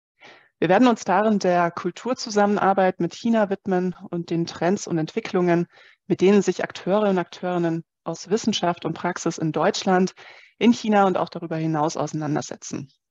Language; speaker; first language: German; native; German